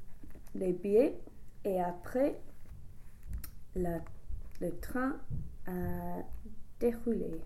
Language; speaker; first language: French; non-native, learner; English